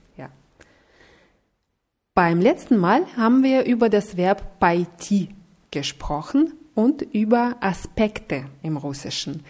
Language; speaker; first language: German; non-native, fluent; Russian